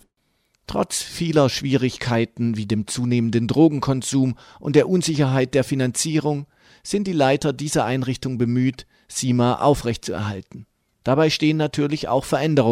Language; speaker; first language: German; native; German